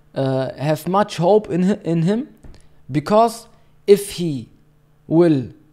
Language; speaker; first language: English; non-native, learner; German